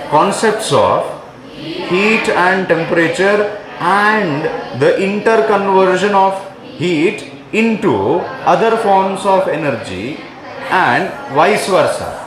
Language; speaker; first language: English; non-native, local second language; Kannada